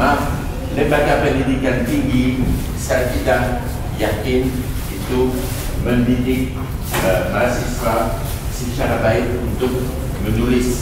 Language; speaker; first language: Indonesian; non-native, fluent; French